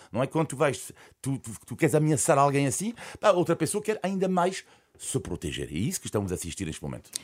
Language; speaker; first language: Portuguese; non-native, fluent; French